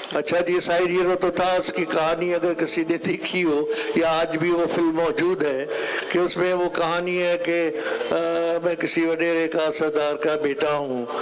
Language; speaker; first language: Urdu; non-native, local second language; Sindhi